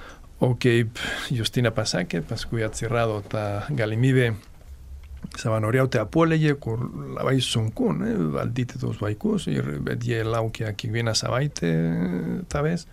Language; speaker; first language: Lithuanian; non-native, fluent; Catalan